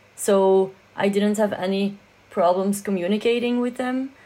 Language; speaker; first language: English; non-native, fluent; Dutch